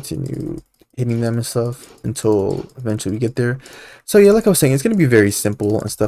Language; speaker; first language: English; native; English